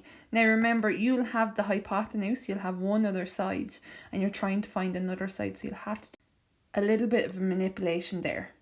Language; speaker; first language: English; native; English